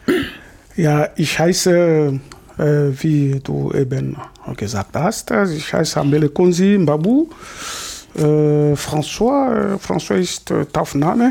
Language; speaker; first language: German; non-native, fluent; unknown